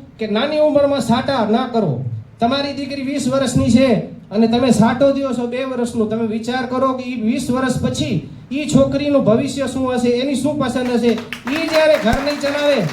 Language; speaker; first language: Gujarati; native; Gujarati